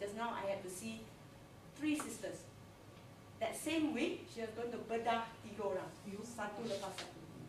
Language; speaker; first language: English; non-native, local second language; Chinese